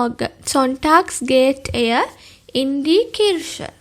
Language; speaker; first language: German; non-native, fluent; Sinhala